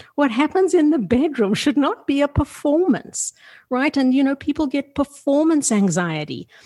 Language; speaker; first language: English; native; English